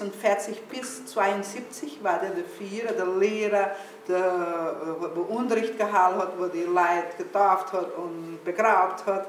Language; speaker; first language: German; early bilingual, heritage; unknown